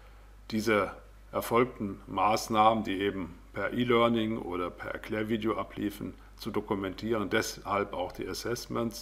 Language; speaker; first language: German; native; German